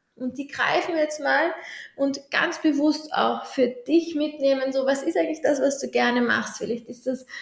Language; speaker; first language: German; native; German